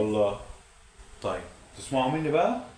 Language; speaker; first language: Arabic; native; Arabic